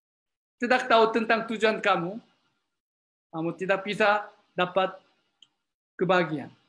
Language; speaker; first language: Indonesian; non-native, learner; Korean